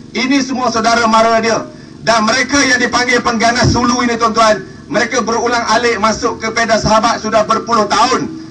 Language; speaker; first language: Malay; native; Malay